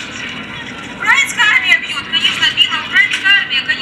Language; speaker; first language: Russian; native; Russian